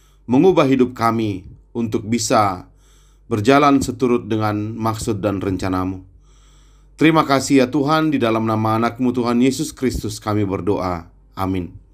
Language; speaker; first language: Indonesian; native; Indonesian